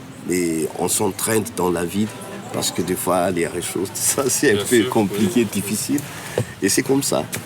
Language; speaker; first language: French; non-native, local second language; Malagasy